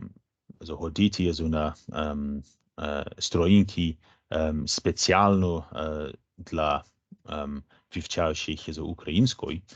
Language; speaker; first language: Ukrainian; non-native, fluent; English